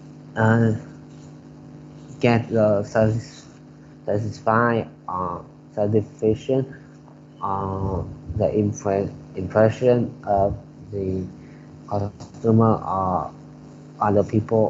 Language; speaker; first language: English; non-native, learner; Vietnamese